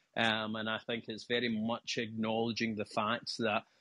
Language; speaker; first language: English; native; English